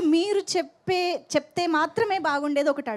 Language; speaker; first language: Telugu; native; Telugu